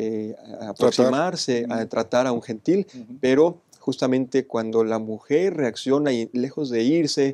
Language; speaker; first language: Spanish; native; Spanish